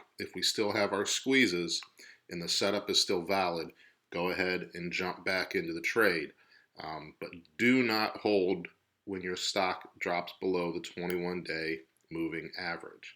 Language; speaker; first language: English; native; English